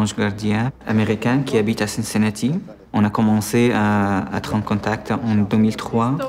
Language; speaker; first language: French; non-native, fluent; Arabic